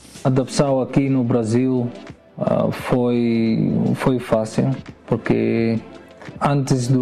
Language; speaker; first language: Portuguese; non-native, learner; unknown